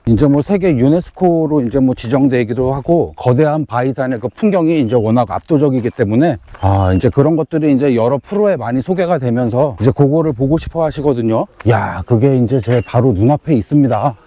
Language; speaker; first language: Korean; native; Korean